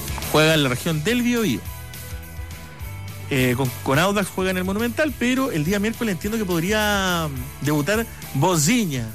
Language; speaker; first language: Spanish; native; Spanish